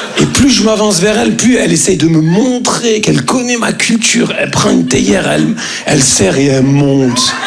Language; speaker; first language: French; native; French